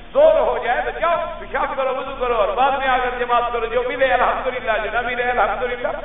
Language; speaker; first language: Urdu; native; Urdu